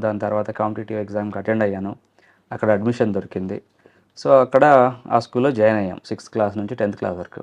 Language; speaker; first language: Telugu; non-native, local second language; Lambadi